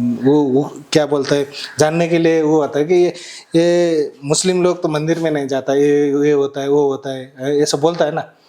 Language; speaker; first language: Hindi; non-native, learner; Nepali